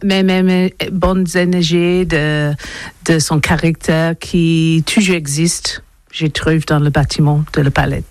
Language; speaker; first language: French; non-native, learner; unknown